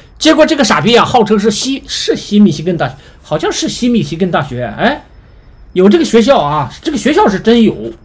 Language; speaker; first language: Chinese; native; Chinese